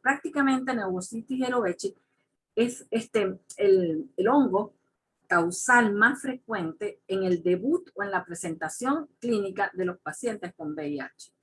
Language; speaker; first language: Spanish; native; Spanish